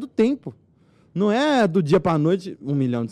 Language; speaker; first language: Portuguese; native; Portuguese